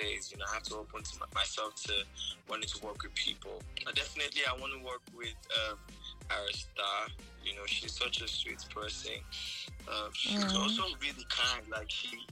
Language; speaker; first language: English; non-native, local second language; Yoruba